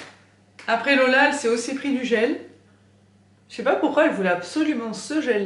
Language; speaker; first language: French; native; French